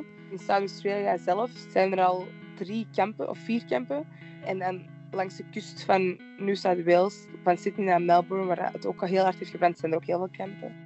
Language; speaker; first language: Dutch; native; Dutch